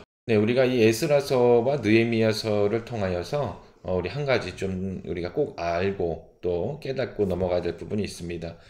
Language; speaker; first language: Korean; native; Korean